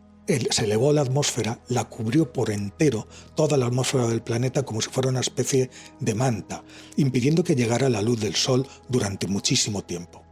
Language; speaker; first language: Spanish; native; Spanish